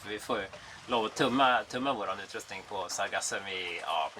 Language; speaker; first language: Swedish; native; Swedish